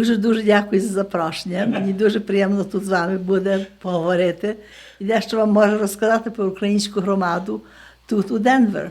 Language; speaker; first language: Ukrainian; early bilingual, heritage; Ukrainian